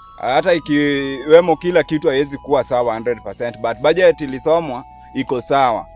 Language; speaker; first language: Swahili; non-native, local second language; Luo (Kenya and Tanzania)